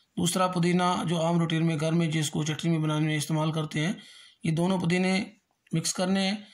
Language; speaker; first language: Urdu; non-native, local second language; Punjabi